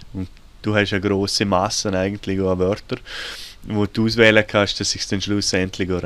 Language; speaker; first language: German; native; German